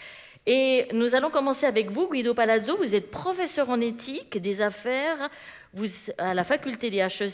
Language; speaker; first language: French; native; French